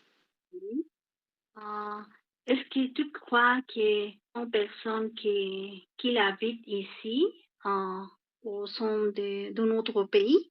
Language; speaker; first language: French; non-native, learner; Spanish